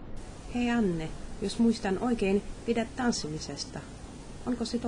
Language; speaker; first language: Finnish; non-native, fluent; Polish